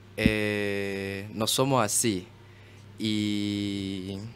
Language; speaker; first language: Spanish; non-native, learner; Chinese